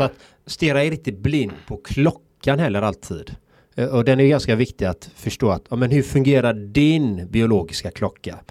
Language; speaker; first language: Swedish; native; Swedish